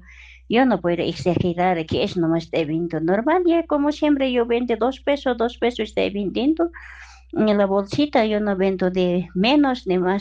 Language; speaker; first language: Spanish; non-native, local second language; Aymara